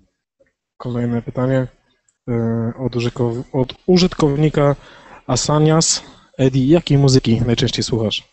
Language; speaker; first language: Polish; native; Polish